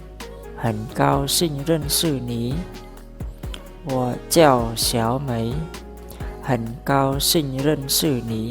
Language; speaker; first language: Chinese; non-native, fluent; Khmer